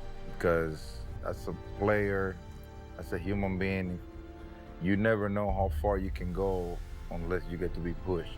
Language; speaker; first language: English; non-native, fluent; Spanish